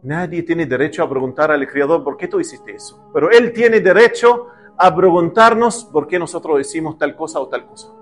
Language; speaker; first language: Spanish; non-native, learner; Arabic